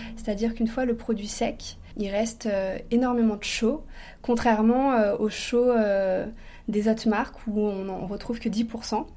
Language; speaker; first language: French; native; French